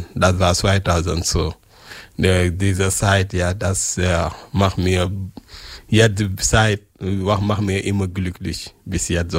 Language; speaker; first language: German; non-native, learner; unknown